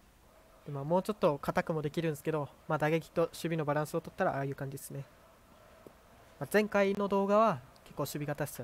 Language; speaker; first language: Japanese; native; Japanese